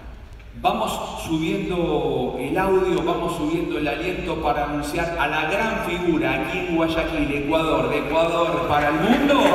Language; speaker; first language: Spanish; native; Spanish